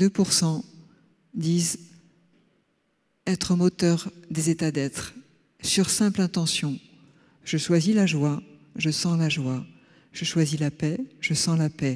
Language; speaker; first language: French; native; French